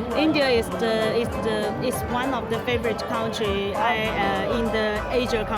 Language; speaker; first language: English; non-native, learner; Chinese